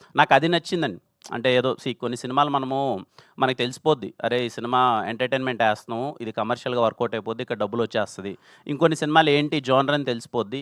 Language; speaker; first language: Telugu; native; Telugu